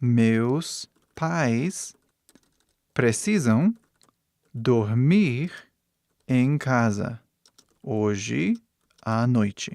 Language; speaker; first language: Portuguese; non-native, fluent; English